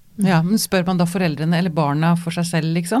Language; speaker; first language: Norwegian; native; Norwegian